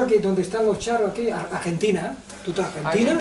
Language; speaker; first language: Spanish; non-native, local second language; Catalan